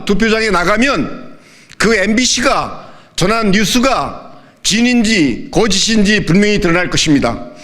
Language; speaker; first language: Korean; native; Korean